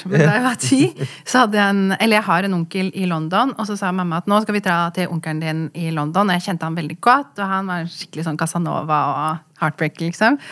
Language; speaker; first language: Norwegian; early bilingual, other home language; Kurdish